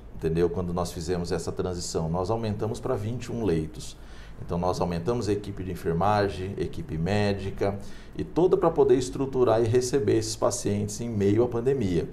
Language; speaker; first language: Portuguese; native; Portuguese